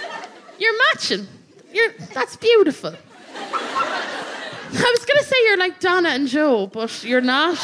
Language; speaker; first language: English; native; English